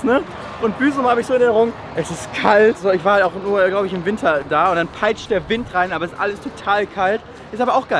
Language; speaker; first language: German; native; German